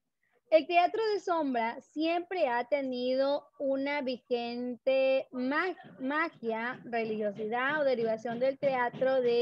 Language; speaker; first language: Spanish; native; Spanish